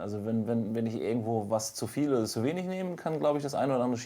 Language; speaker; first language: German; native; German